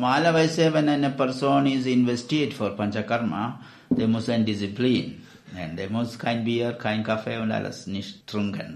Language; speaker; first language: German; non-native, learner; Malayalam